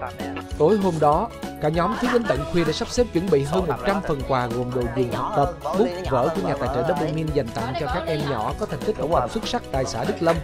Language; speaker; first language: Vietnamese; native; Vietnamese